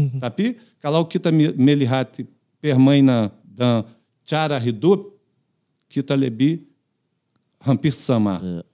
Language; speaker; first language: Indonesian; non-native, fluent; Portuguese